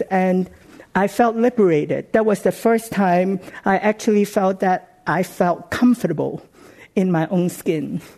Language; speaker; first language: English; non-native, local second language; Cantonese